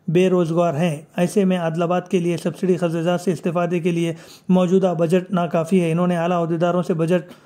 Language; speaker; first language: Urdu; native; Urdu